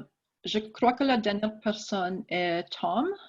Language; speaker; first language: French; non-native, fluent; English